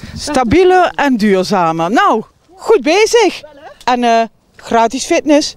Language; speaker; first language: Dutch; native; Dutch